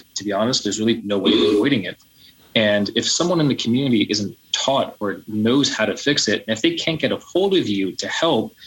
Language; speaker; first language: English; native; English